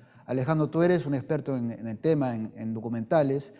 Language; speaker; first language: Spanish; native; Spanish